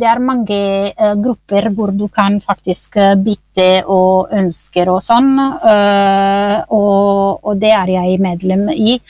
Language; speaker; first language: Norwegian; non-native, fluent; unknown